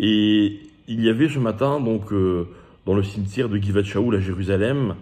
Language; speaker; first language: French; native; French